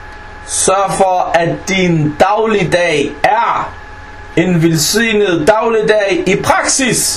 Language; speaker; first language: Danish; non-native, fluent; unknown